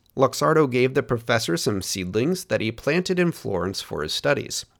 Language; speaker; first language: English; native; English